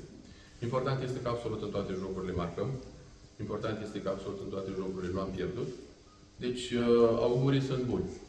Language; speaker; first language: Romanian; native; Romanian